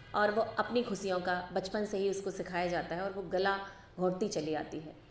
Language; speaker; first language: Hindi; native; Hindi